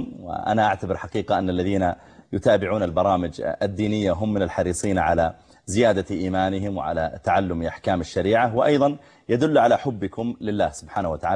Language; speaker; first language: Arabic; native; Arabic